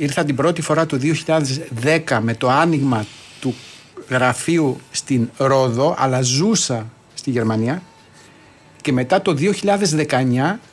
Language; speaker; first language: Greek; early bilingual, heritage; Greek